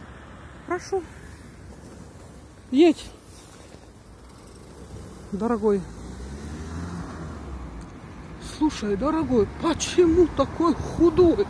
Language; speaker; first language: Russian; native; Russian